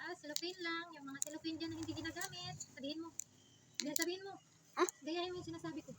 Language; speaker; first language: Filipino; non-native, local second language; Hiligaynon